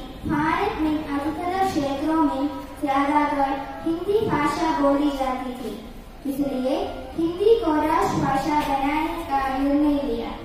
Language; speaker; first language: Hindi; non-native, local second language; Malayalam